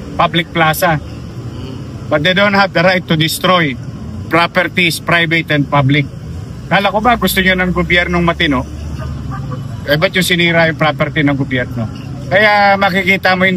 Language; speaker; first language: Filipino; native; Filipino